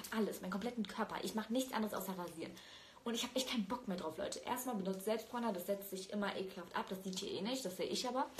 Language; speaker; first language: German; early bilingual, other home language; Turkish